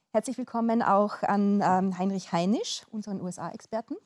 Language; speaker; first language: German; native; German